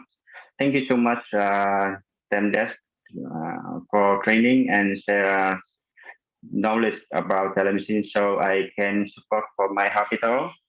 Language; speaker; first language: English; non-native, fluent; Vietnamese